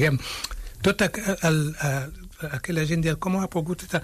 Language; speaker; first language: Catalan; non-native, fluent; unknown